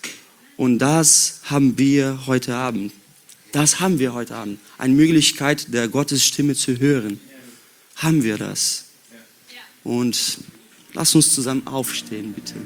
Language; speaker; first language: German; non-native, learner; Portuguese